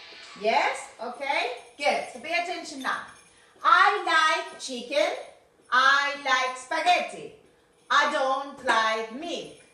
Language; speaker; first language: English; non-native, fluent; Spanish